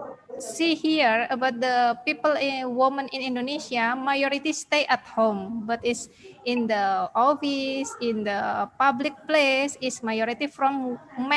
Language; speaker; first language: English; non-native, learner; Indonesian